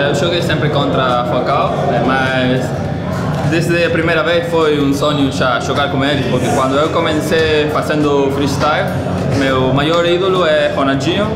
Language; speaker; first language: Portuguese; non-native, fluent; French